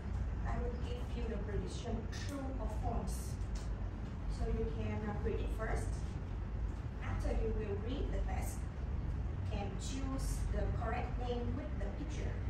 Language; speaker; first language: English; non-native, learner; Vietnamese